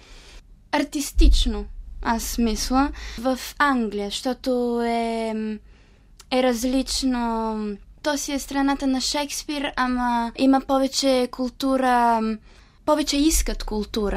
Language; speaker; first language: Bulgarian; early bilingual, heritage; Italian